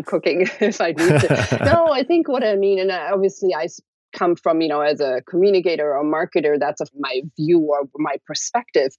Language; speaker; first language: English; non-native, fluent; German